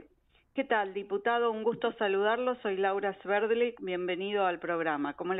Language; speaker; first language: Spanish; native; Spanish